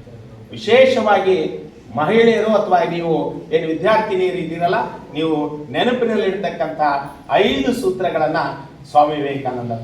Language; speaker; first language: Kannada; native; Kannada